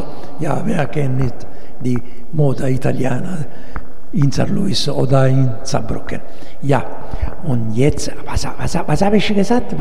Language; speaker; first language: German; non-native, learner; Italian